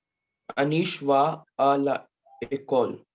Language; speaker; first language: French; non-native, learner; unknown